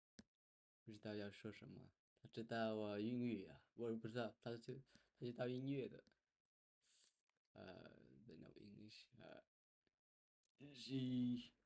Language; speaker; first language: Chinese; non-native, learner; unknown